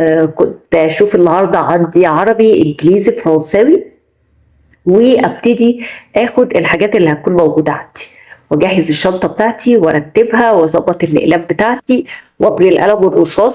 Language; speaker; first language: Arabic; native; Arabic